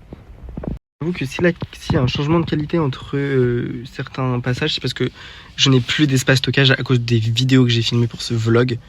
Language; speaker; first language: French; native; French